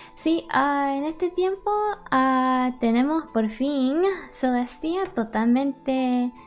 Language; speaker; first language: Spanish; early bilingual, other home language; English